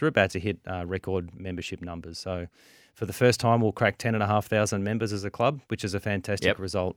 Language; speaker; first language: English; native; English